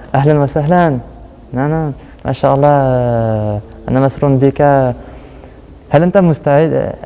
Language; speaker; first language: Arabic; non-native, learner; French